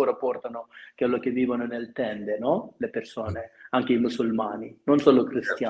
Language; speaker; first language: Italian; non-native, fluent; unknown